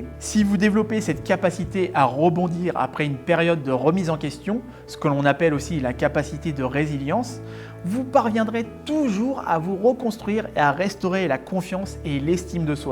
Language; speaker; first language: French; native; French